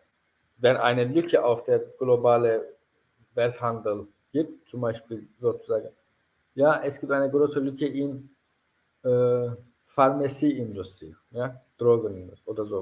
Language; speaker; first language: German; non-native, fluent; Turkish